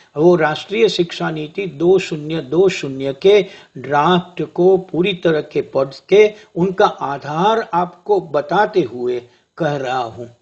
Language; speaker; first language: Hindi; non-native, local second language; Gujarati